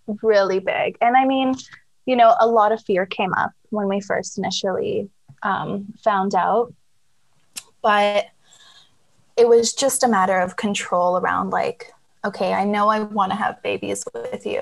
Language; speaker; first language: English; native; English